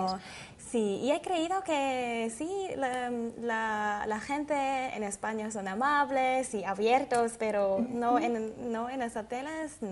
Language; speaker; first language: Spanish; non-native, learner; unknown